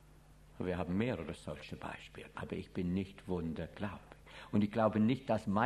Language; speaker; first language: German; non-native, fluent; English